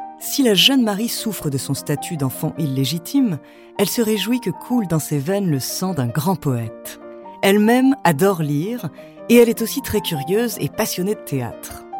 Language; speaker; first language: French; native; French